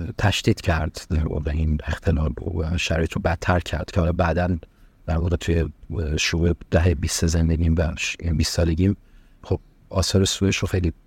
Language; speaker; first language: Persian; early bilingual, heritage; Persian